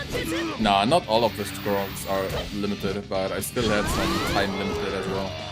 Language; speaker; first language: English; non-native, fluent; German